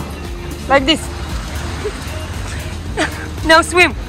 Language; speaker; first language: English; non-native, learner; Romanian